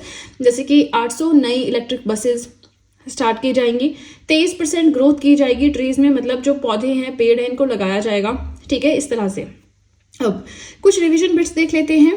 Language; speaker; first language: Hindi; native; Hindi